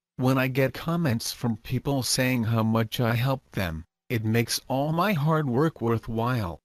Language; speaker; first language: English; native; English